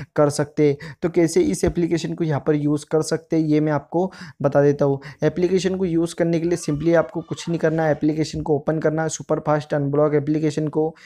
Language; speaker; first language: Hindi; native; Hindi